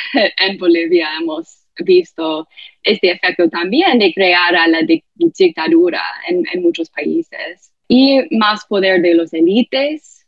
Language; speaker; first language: Spanish; non-native, fluent; English